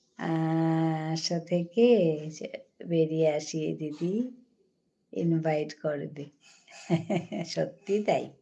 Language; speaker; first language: Bangla; non-native, local second language; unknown